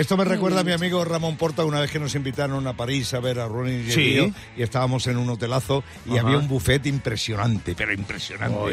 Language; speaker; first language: Spanish; native; Spanish